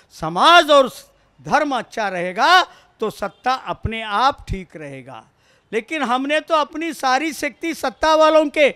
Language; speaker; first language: Hindi; non-native, local second language; Kannada